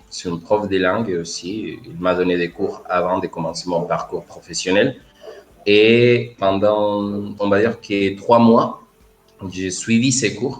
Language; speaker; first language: French; non-native, fluent; Spanish